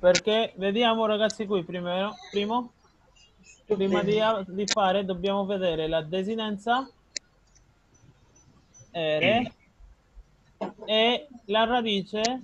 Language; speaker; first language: Italian; non-native, fluent; Spanish